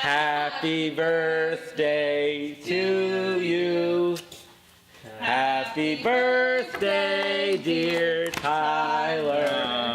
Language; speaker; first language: English; native; English